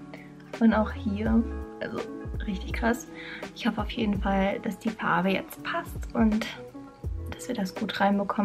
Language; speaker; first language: German; native; German